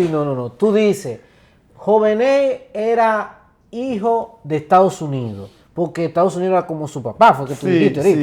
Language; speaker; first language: Spanish; native; Spanish